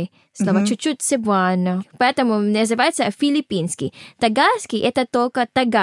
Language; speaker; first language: Russian; non-native, learner; Filipino